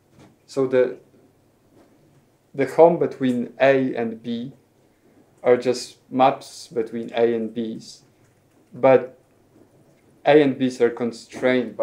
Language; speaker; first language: English; non-native, fluent; Polish